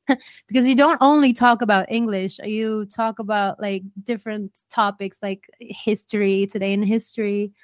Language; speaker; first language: English; native; English